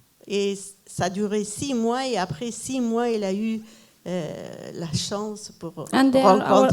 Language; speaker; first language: French; non-native, fluent; Persian